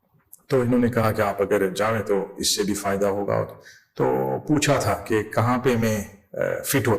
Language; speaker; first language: Hindi; non-native, fluent; English